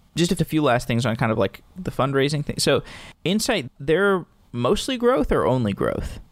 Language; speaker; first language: English; native; English